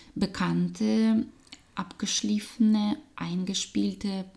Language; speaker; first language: German; non-native, fluent; Russian